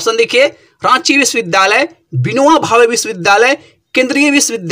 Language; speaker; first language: Hindi; native; Hindi